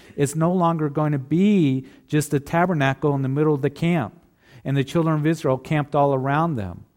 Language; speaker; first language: English; native; English